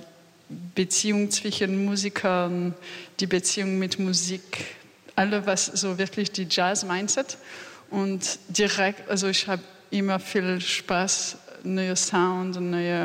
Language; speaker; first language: German; non-native, learner; French